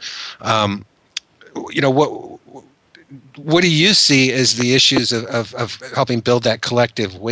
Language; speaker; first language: English; native; English